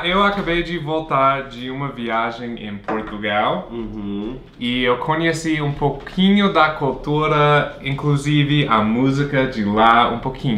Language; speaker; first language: Portuguese; non-native, fluent; English